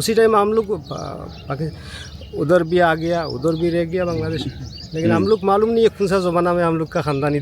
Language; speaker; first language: Hindi; non-native, learner; Bangla